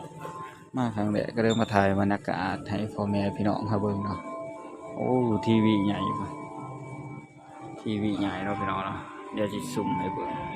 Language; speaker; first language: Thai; non-native, local second language; Lao